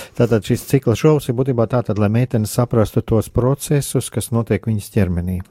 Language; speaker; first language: Latvian; native; Latvian